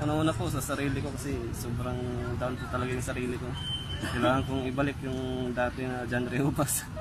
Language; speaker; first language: Filipino; non-native, local second language; Cebuano